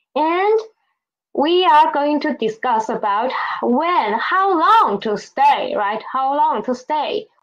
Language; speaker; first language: English; non-native, fluent; Chinese